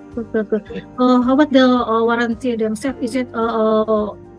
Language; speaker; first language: English; non-native, fluent; Indonesian